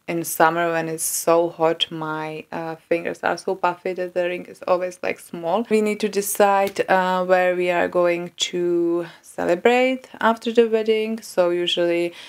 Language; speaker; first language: English; non-native, fluent; Czech